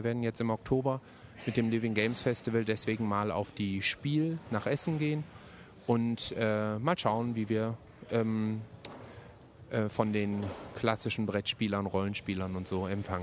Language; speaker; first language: German; native; German